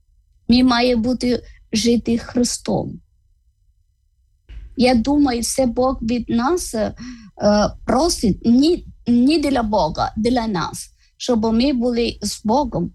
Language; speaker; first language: Ukrainian; non-native, learner; Malayalam